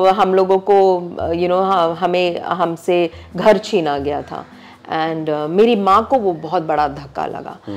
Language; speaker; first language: Hindi; non-native, local second language; Tamil